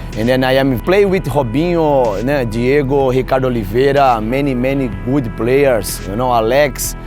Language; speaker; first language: English; non-native, learner; Portuguese